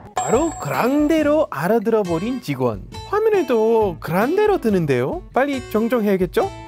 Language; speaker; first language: Korean; non-native, fluent; English